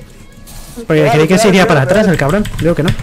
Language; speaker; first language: Spanish; native; Spanish